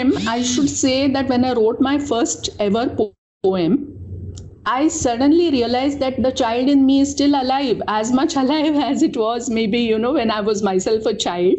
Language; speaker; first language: English; non-native, local second language; Marathi